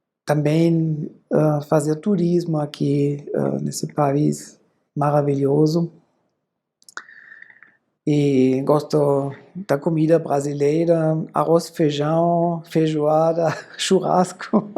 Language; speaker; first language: Portuguese; non-native, fluent; German